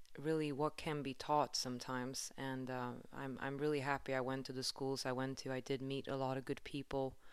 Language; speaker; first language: English; non-native, fluent; Swedish